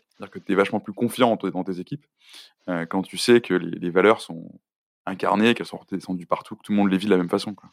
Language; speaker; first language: French; native; French